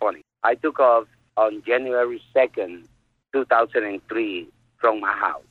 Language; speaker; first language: English; non-native, fluent; Spanish